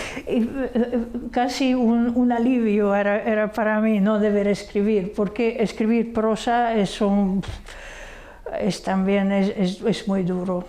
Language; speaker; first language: Spanish; non-native, fluent; Hungarian